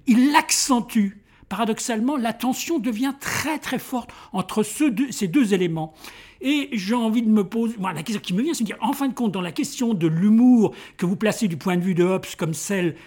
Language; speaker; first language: French; native; French